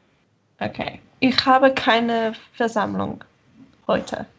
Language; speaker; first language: German; non-native, learner; English